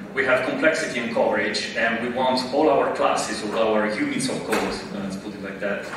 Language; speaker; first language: English; non-native, fluent; Italian